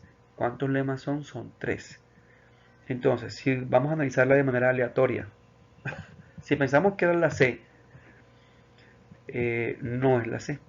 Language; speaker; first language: Spanish; native; Spanish